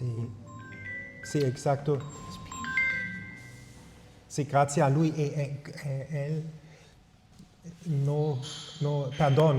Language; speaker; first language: Italian; non-native, fluent; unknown